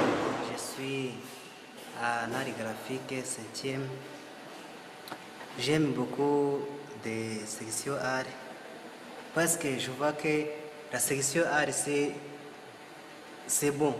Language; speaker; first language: French; non-native, local second language; Kinyarwanda